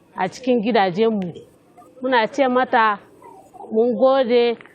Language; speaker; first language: Hausa; non-native, local second language; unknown